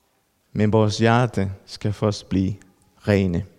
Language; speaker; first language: Danish; non-native, fluent; Spanish